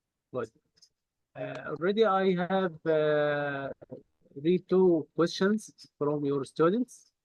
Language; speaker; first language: English; non-native, fluent; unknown